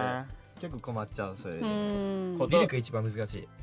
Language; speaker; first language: Japanese; non-native, fluent; English